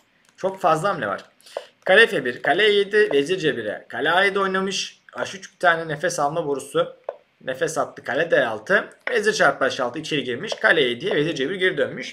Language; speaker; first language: Turkish; native; Turkish